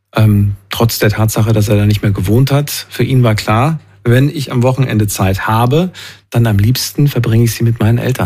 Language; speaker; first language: German; native; German